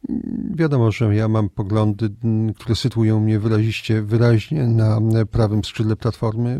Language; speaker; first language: Polish; native; Polish